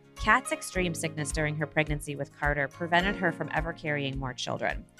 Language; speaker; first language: English; native; English